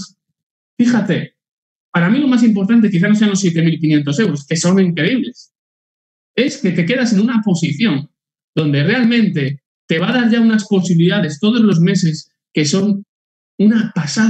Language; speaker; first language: Spanish; native; Spanish